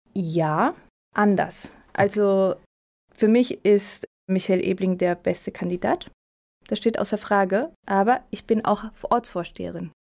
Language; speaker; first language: German; early bilingual, other home language; Spanish